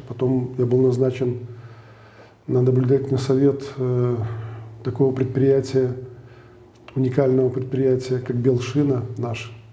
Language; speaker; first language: Russian; native; Russian